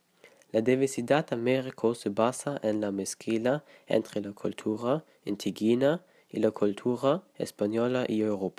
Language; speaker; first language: Spanish; non-native, learner; German